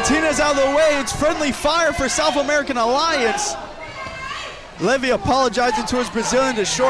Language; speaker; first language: English; native; English